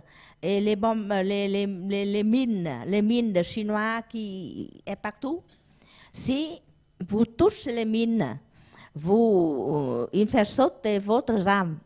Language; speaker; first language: French; non-native, learner; Vietnamese